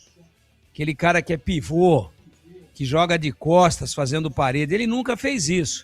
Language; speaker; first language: Portuguese; native; Portuguese